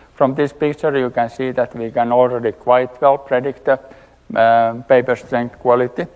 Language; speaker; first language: English; non-native, fluent; Finnish